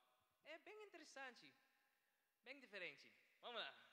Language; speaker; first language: Portuguese; non-native, learner; Filipino